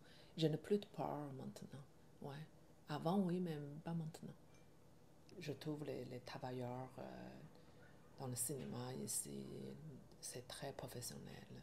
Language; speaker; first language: French; non-native, learner; Chinese